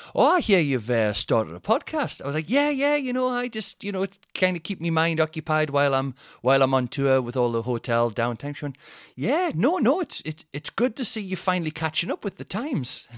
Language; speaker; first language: English; native; English